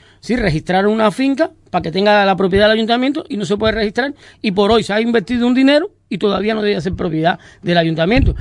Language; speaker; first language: Spanish; native; Spanish